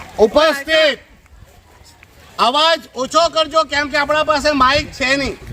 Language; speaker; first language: Gujarati; non-native, local second language; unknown